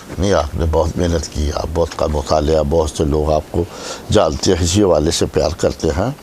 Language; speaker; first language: Urdu; non-native, local second language; Punjabi